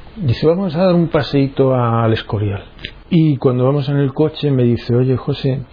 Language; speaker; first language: Spanish; native; Spanish